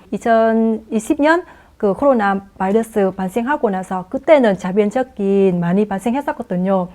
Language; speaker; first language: Korean; non-native, fluent; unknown